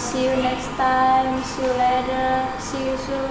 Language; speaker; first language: English; non-native, learner; Indonesian